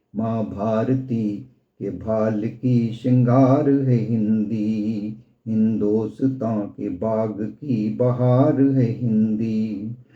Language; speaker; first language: Hindi; native; Hindi